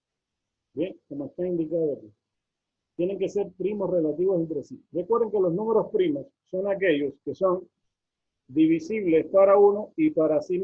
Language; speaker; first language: Spanish; native; Spanish